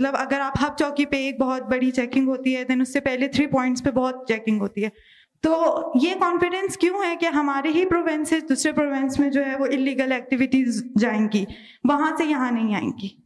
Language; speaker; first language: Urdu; non-native, local second language; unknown